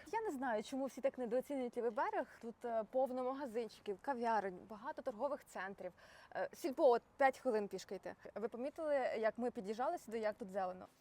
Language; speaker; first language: Ukrainian; native; Ukrainian